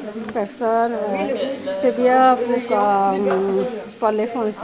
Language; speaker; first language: French; non-native, learner; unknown